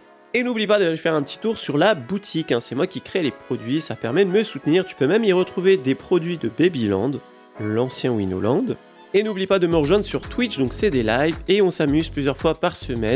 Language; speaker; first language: French; native; French